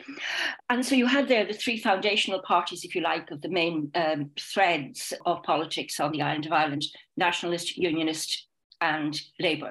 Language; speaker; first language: English; native; English